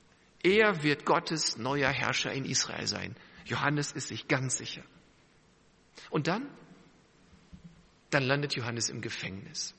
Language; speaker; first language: German; native; German